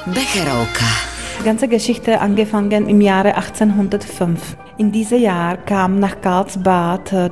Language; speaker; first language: German; non-native, fluent; Czech